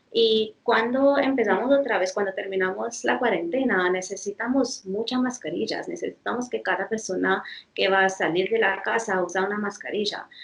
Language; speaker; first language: Spanish; non-native, fluent; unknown